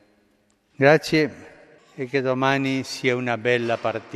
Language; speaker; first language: Italian; non-native, fluent; Spanish